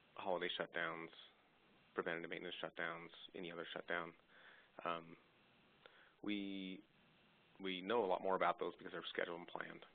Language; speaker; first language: English; native; English